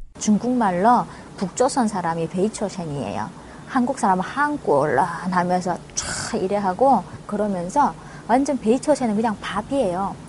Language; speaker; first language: Korean; native; Korean